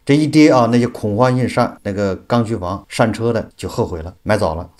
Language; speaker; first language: Chinese; native; Chinese